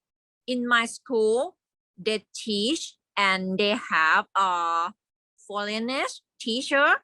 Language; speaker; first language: English; non-native, learner; Thai